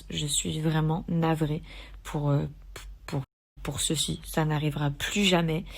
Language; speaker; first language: French; native; French